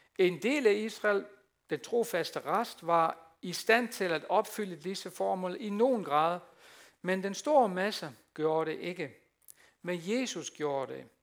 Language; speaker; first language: Danish; non-native, fluent; Dutch